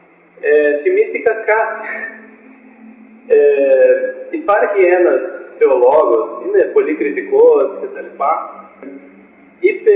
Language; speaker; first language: Greek; non-native, fluent; Portuguese